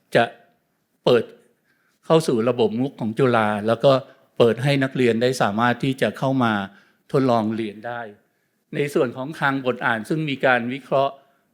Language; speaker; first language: Thai; native; Thai